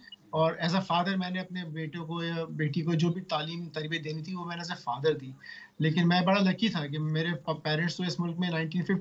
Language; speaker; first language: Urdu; early bilingual, other home language; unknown